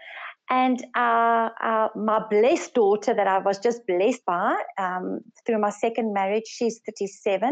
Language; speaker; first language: English; non-native, local second language; Afrikaans